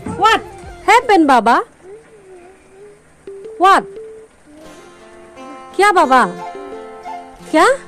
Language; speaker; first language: Hindi; non-native, local second language; Chakma